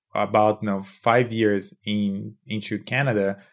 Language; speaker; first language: English; non-native, fluent; Portuguese